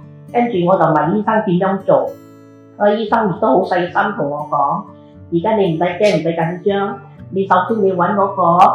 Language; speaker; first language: Cantonese; native; Cantonese